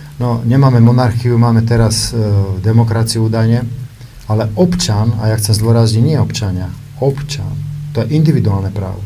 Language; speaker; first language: Slovak; native; Slovak